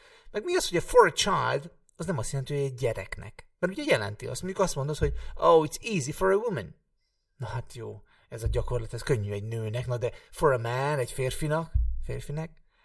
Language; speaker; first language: Hungarian; native; Hungarian